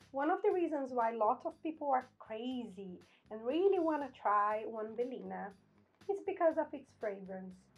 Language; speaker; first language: English; non-native, fluent; Portuguese